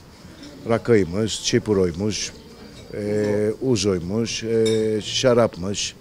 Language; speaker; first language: Turkish; early bilingual, heritage; Turkish